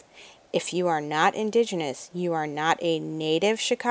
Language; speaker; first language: English; native; English